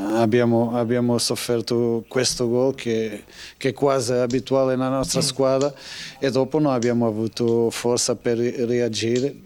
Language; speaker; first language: Italian; non-native, fluent; Portuguese